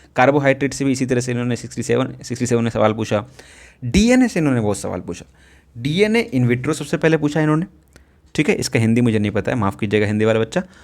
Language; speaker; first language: Hindi; native; Hindi